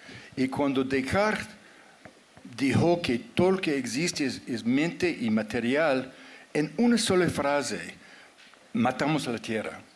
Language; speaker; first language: Spanish; non-native, fluent; English